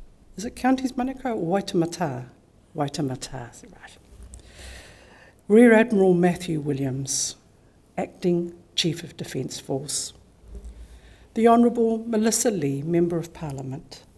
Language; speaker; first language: English; native; English